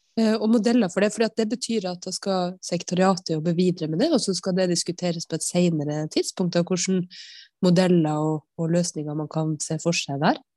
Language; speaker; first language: Norwegian; native; Norwegian